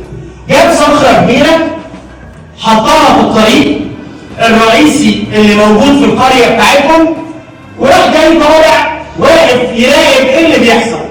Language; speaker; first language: Arabic; native; Arabic